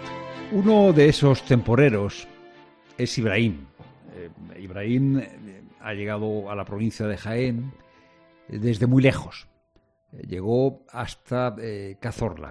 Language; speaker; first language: Spanish; native; Spanish